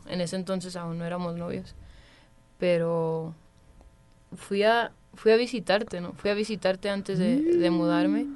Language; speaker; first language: Spanish; early bilingual, heritage; Spanish